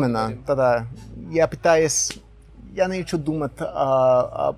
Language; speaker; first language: Russian; non-native, learner; English